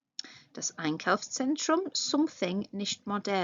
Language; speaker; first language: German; non-native, fluent; English